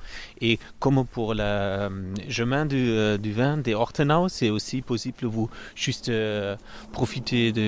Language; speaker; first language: French; non-native, fluent; German